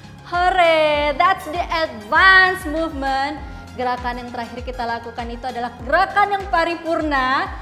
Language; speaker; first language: Indonesian; native; Indonesian